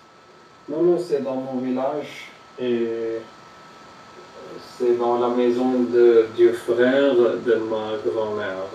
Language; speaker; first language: French; non-native, fluent; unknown